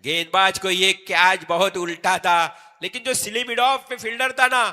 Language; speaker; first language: Hindi; non-native, local second language; Marathi